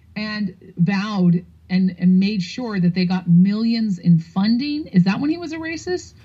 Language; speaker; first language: English; native; English